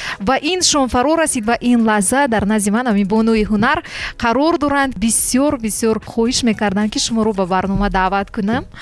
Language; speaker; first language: Tajik; native; Tajik